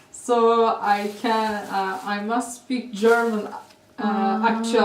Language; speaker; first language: English; non-native, learner; Turkish